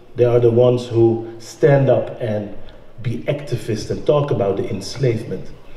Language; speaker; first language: English; non-native, fluent; Dutch